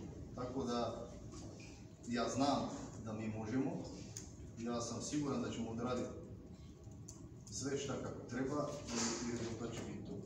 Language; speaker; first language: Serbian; non-native, learner; Bulgarian